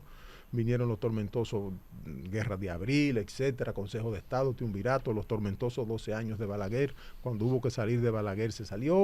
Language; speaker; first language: Spanish; native; Spanish